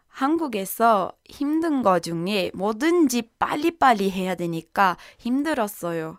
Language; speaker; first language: Korean; non-native, learner; Portuguese